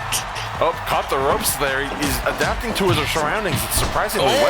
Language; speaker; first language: English; native; English